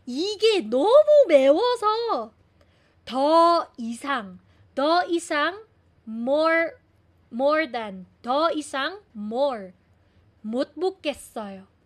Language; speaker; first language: Korean; non-native, fluent; Filipino